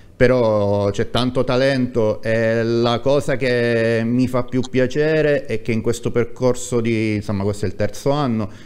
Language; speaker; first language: Italian; native; Italian